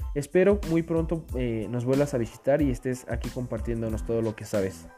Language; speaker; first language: Spanish; native; Spanish